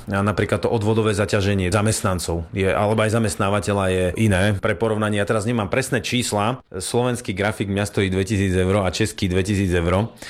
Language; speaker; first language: Slovak; native; Slovak